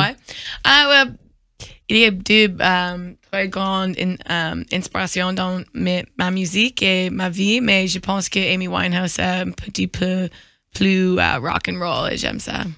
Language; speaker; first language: French; non-native, learner; English